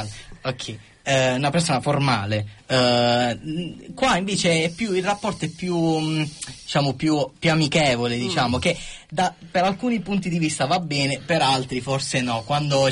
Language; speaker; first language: Italian; native; Italian